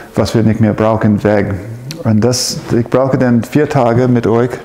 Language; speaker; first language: German; non-native, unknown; English